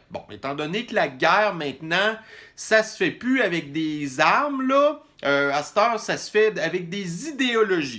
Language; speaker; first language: French; native; French